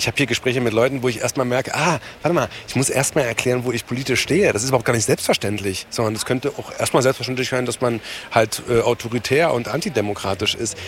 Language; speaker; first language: German; native; German